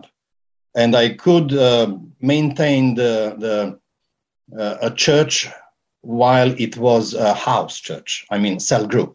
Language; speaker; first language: English; non-native, fluent; Serbian